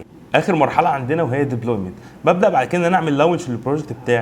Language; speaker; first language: Arabic; native; Arabic